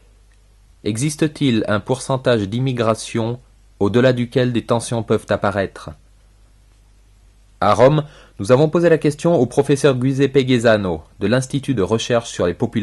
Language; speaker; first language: French; native; French